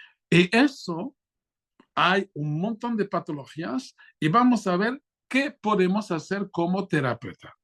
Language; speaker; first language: Spanish; non-native, fluent; French